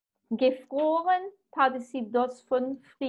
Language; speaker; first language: German; non-native, fluent; Spanish